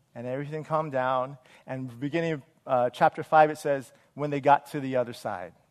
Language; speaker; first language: English; native; English